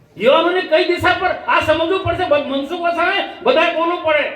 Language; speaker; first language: Gujarati; non-native, local second language; Vasavi